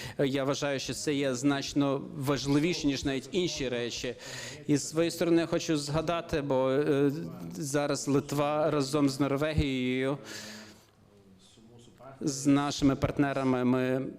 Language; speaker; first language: Ukrainian; non-native, fluent; Lithuanian